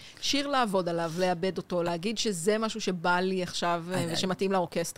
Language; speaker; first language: Hebrew; native; Hebrew